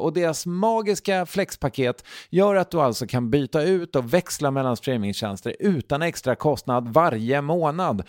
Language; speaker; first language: Swedish; native; Swedish